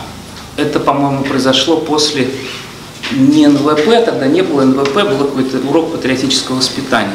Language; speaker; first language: Russian; native; Russian